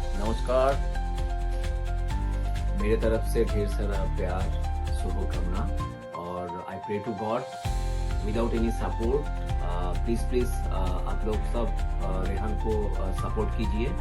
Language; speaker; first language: Hindi; non-native, local second language; Bangla